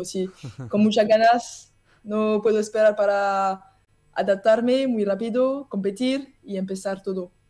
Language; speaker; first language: Spanish; non-native, learner; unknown